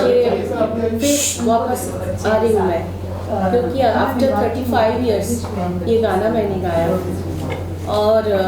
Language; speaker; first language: Hindi; non-native, local second language; Bangla